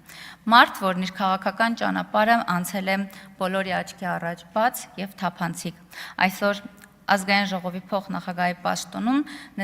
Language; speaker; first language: Armenian; native; Armenian